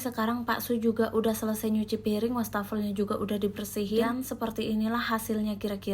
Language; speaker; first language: Indonesian; native; Indonesian